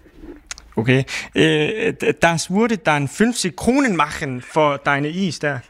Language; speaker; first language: German; non-native, learner; Danish